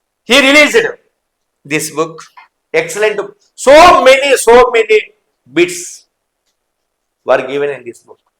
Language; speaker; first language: English; non-native, local second language; Telugu